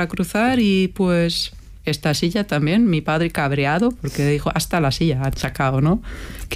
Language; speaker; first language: Spanish; non-native, fluent; German